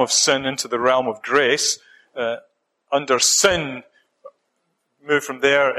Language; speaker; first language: English; native; English